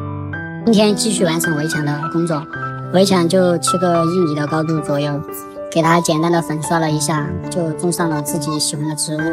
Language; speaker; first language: Chinese; native; Chinese